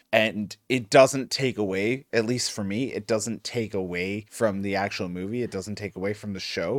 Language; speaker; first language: English; native; English